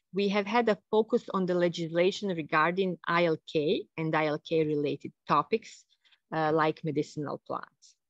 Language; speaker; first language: English; non-native, fluent; Bosnian